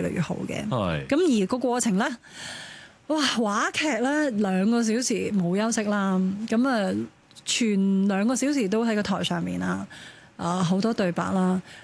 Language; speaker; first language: Cantonese; native; Cantonese